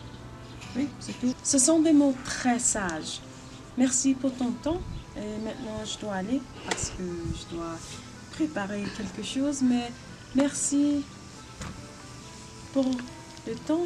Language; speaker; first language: French; non-native, learner; English